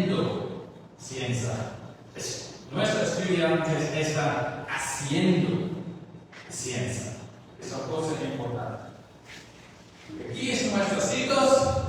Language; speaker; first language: Spanish; non-native, learner; English